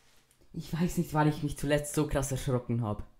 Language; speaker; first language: German; native; German